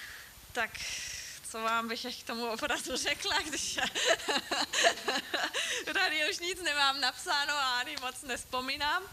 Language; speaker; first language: Czech; non-native, fluent; German